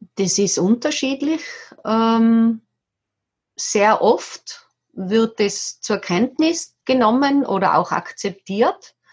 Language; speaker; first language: German; native; German